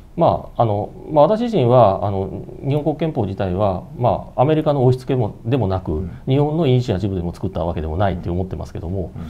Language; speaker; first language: Japanese; native; Japanese